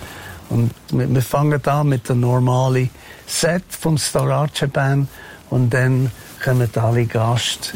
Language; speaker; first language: German; non-native, fluent; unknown